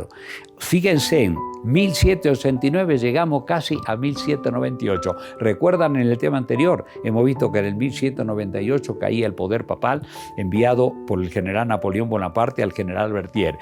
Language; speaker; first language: Spanish; native; Spanish